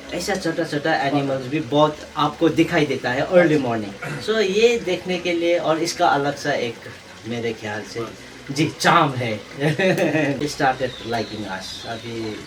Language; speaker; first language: Hindi; non-native, local second language; Nepali